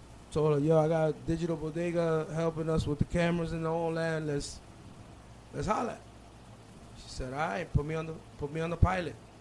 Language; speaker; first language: English; early bilingual, other home language; Spanish